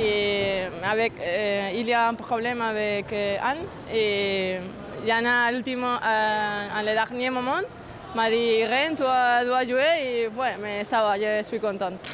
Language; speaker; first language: French; non-native, learner; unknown